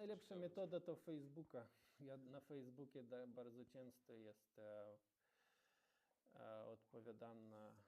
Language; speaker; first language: Polish; non-native, learner; Ukrainian